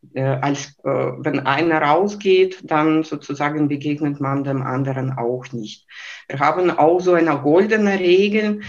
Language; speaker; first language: German; non-native, fluent; Lithuanian